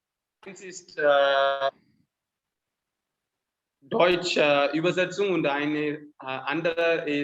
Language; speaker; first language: German; non-native, learner; Tamil